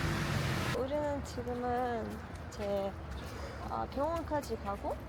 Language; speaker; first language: Korean; non-native, learner; Russian